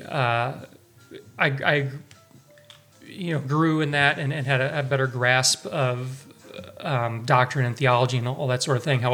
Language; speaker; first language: English; native; English